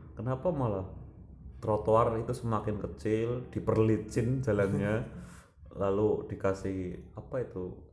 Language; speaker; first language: Indonesian; non-native, local second language; Javanese